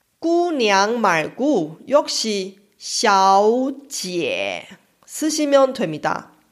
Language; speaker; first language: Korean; non-native, fluent; Chinese